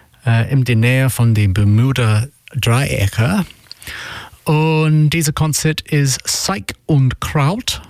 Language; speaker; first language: German; non-native, learner; English